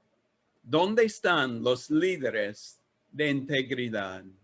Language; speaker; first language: Spanish; non-native, learner; English